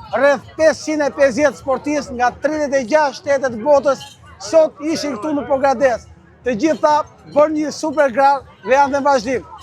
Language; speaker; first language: Albanian; native; Albanian